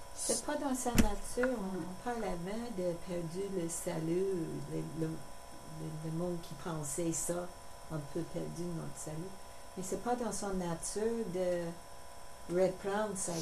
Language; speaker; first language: French; non-native, local second language; English